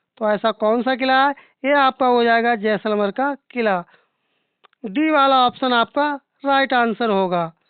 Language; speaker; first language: Hindi; native; Hindi